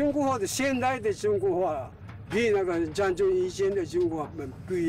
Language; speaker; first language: Chinese; non-native, learner; Japanese